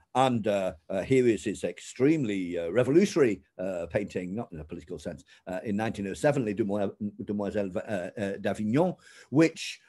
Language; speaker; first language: English; native; English